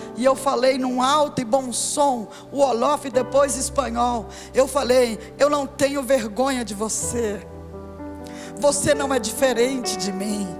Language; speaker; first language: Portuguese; native; Portuguese